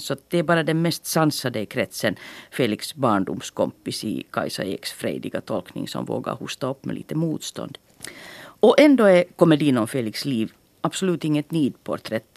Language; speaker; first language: Swedish; native; Swedish